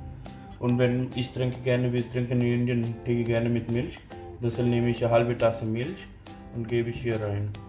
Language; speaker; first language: German; non-native, fluent; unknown